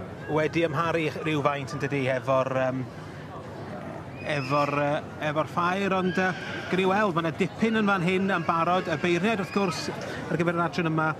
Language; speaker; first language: Welsh; native; Welsh